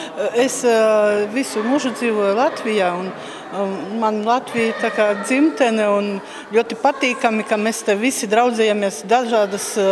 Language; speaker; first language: Latvian; non-native, local second language; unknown